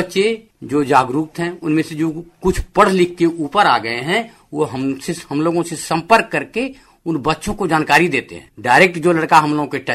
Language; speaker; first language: Hindi; native; Hindi